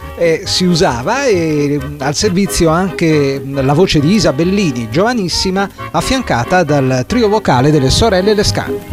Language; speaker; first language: Italian; native; Italian